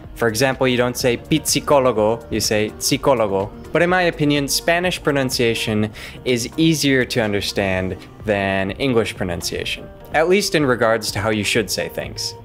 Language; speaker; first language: English; native; English